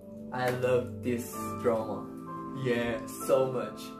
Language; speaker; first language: English; non-native, learner; Korean